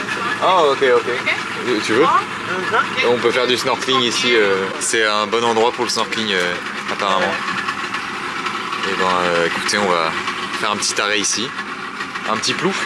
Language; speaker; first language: French; native; French